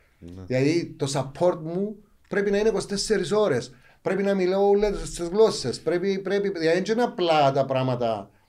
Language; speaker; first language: Greek; native; Greek